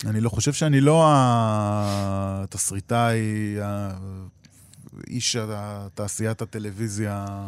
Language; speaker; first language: Hebrew; native; Hebrew